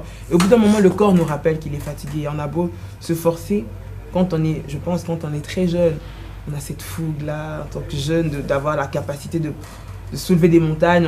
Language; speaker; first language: French; non-native, local second language; Lingala